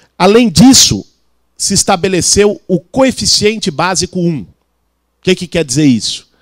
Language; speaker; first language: Portuguese; native; Portuguese